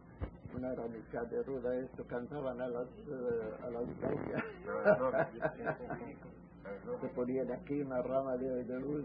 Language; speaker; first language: Spanish; early bilingual, heritage; Ladino